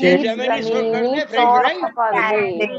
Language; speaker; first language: Persian; non-native, learner; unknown